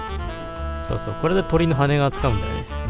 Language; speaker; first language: Japanese; native; Japanese